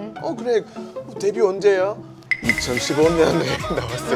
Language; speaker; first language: Korean; non-native, learner; English